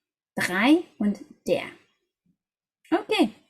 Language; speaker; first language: German; non-native, fluent; English